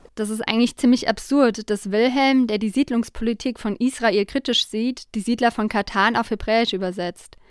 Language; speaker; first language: German; native; German